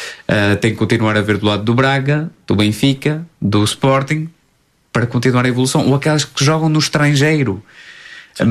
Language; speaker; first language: Portuguese; native; Portuguese